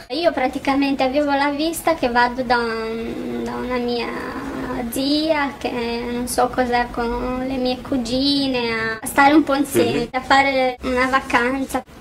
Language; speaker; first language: Italian; non-native, fluent; Romanian